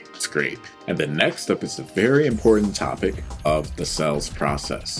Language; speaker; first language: English; native; English